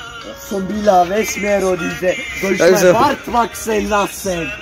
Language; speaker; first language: German; early bilingual, other home language; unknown